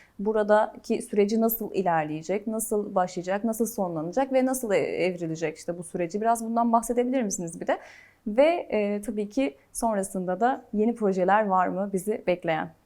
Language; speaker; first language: Turkish; native; Turkish